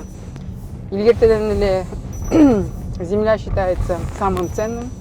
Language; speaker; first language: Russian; non-native, local second language; Kyrgyz